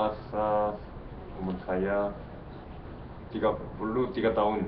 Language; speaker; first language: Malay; non-native, learner; Korean